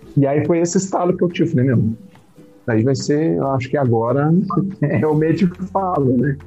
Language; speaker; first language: Portuguese; native; Portuguese